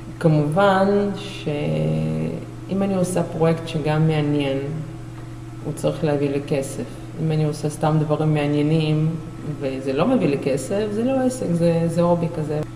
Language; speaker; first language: Hebrew; non-native, fluent; Russian